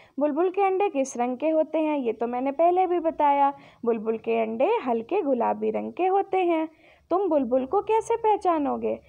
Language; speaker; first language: Hindi; native; Hindi